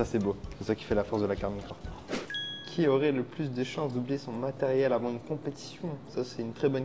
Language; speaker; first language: French; native; French